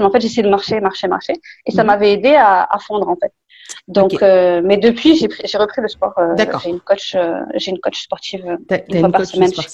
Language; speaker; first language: French; native; French